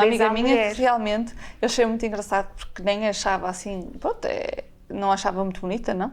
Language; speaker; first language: Portuguese; native; Portuguese